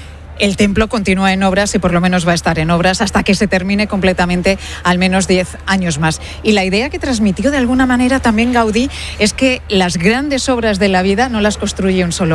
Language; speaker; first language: Spanish; native; Spanish